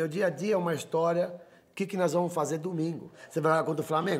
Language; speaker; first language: Portuguese; native; Portuguese